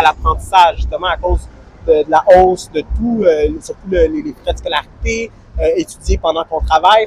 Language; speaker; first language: French; native; French